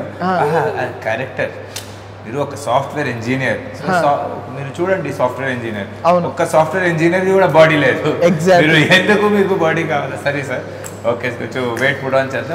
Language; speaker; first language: Telugu; non-native, learner; Hindi